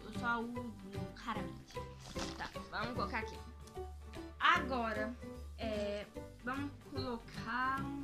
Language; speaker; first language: Portuguese; early bilingual, heritage; Portuguese